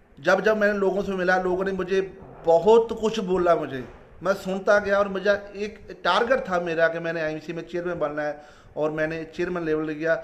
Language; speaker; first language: Hindi; non-native, local second language; Punjabi